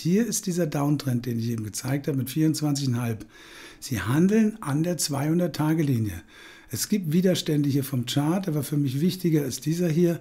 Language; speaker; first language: German; native; German